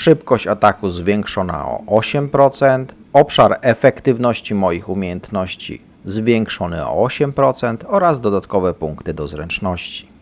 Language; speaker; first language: Polish; native; Polish